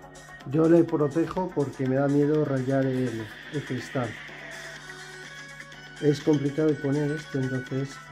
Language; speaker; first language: Spanish; native; Spanish